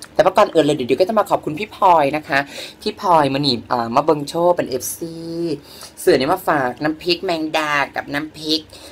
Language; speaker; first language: Thai; native; Thai